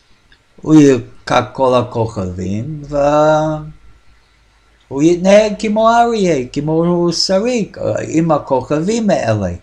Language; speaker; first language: Hebrew; non-native, fluent; English